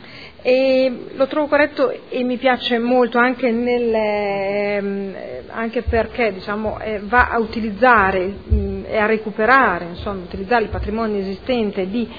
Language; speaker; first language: Italian; native; Italian